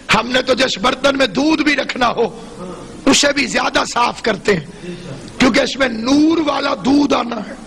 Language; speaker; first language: Urdu; non-native, local second language; Saraiki